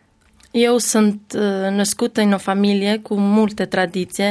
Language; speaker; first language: Romanian; non-native, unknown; Albanian